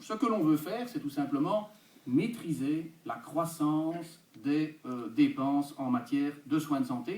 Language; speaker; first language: French; native; French